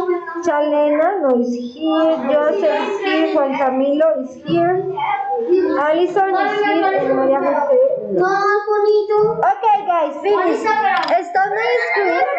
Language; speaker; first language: English; non-native, learner; Spanish